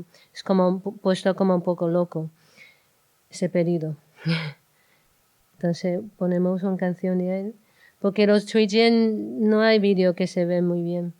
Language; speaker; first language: Spanish; non-native, learner; Chinese